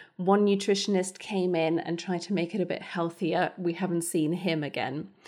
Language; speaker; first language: English; non-native, fluent; German